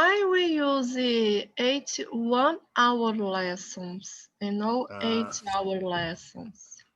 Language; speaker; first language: English; non-native, learner; Portuguese